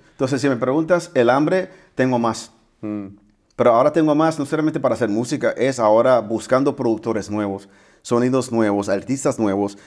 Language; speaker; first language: Spanish; early bilingual, heritage; Spanish